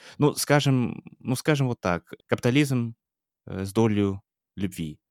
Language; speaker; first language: Russian; non-native, fluent; English